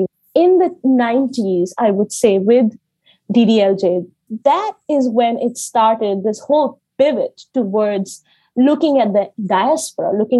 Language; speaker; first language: English; non-native, local second language; Hindi